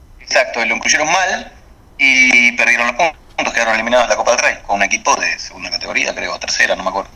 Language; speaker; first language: Spanish; native; Spanish